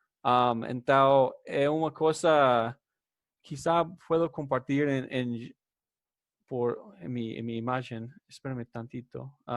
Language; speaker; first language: Spanish; non-native, fluent; English